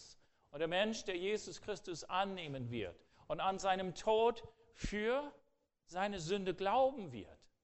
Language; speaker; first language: German; non-native, fluent; English